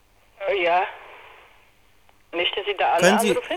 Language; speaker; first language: German; non-native, learner; Polish